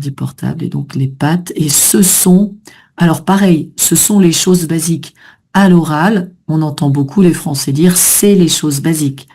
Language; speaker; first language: French; native; French